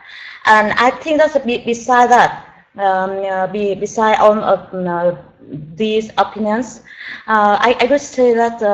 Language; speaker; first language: English; non-native, learner; Vietnamese